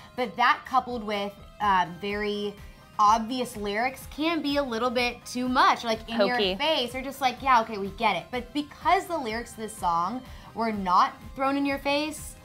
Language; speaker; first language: English; native; English